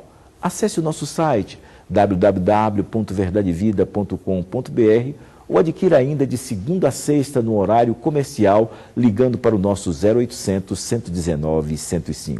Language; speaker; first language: Portuguese; native; Portuguese